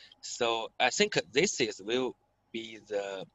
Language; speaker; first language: English; non-native, learner; Chinese